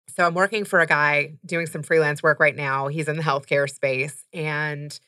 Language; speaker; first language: English; native; English